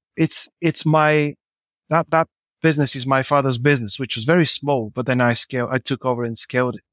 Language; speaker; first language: English; non-native, fluent; Bulgarian